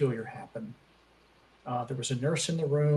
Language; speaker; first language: English; native; English